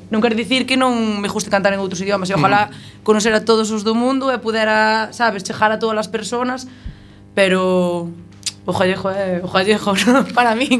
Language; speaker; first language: Galician; native; Galician